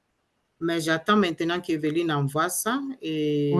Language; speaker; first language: French; non-native, learner; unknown